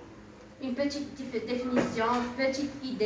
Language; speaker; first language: French; non-native, learner; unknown